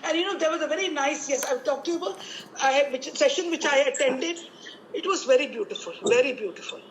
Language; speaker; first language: English; non-native, local second language; Punjabi